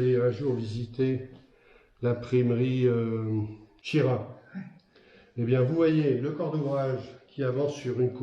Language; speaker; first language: French; native; French